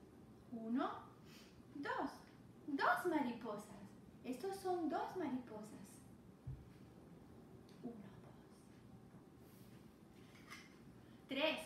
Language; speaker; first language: Spanish; non-native, fluent; English